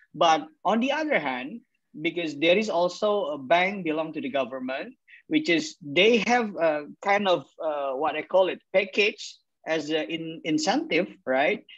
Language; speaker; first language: English; non-native, fluent; Indonesian